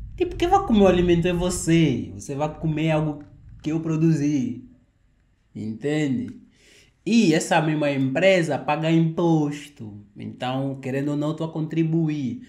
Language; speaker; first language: Portuguese; native; Portuguese